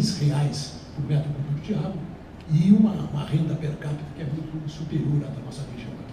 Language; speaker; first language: Portuguese; native; Portuguese